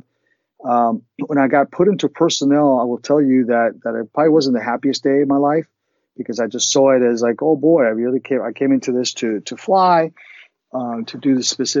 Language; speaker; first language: English; early bilingual, other home language; Spanish